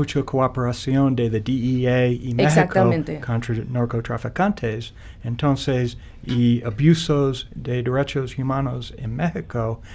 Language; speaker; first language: Spanish; non-native, learner; English